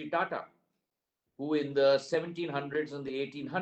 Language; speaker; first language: English; non-native, local second language; Hindi